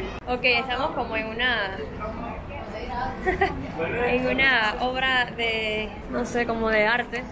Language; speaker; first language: Spanish; native; Spanish